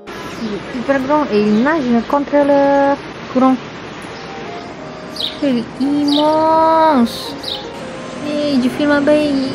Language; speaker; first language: French; non-native, learner; Indonesian